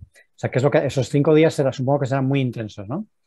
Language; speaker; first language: Spanish; native; Spanish